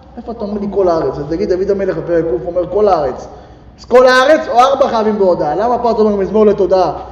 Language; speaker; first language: Hebrew; native; Hebrew